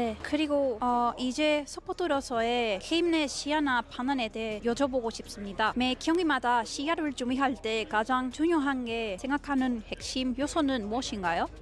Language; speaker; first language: Korean; non-native, fluent; Spanish